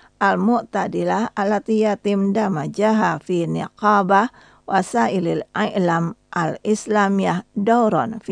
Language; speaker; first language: Arabic; non-native, fluent; Indonesian